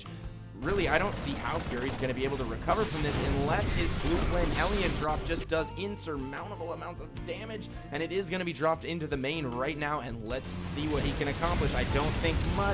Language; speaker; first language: English; native; English